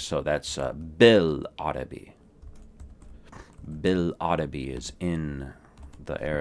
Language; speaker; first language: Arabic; non-native, fluent; English